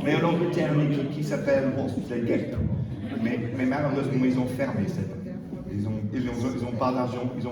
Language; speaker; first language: French; non-native, learner; English